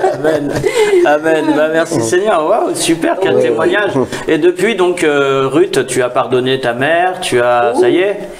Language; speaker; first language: French; native; French